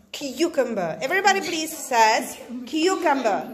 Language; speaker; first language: English; non-native, fluent; Czech